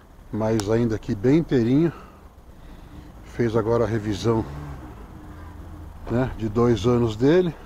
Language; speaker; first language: Portuguese; native; Portuguese